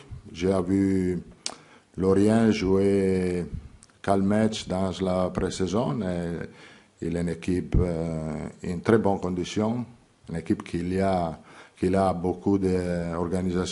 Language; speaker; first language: French; non-native, learner; Italian